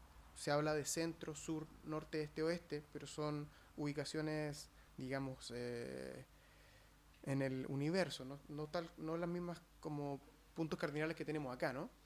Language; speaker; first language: Spanish; native; Spanish